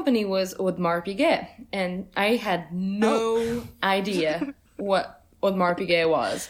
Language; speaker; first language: English; non-native, fluent; Portuguese